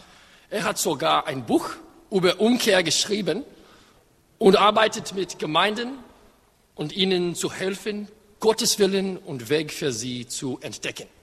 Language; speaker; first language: German; non-native, fluent; English